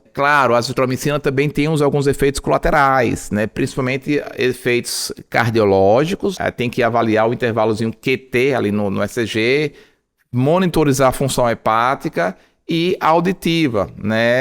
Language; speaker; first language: Portuguese; native; Portuguese